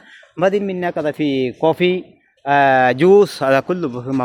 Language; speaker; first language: Arabic; non-native, learner; Malayalam